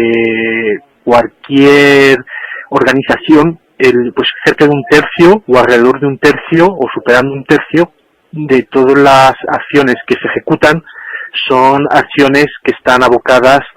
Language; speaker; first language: Spanish; native; Spanish